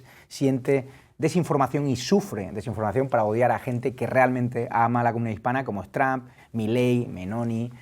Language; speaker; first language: Spanish; native; Spanish